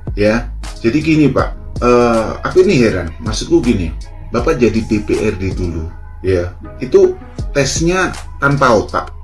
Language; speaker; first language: Indonesian; non-native, local second language; Javanese